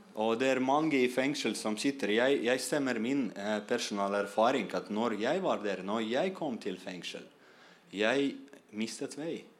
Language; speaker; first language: Norwegian; non-native, learner; Russian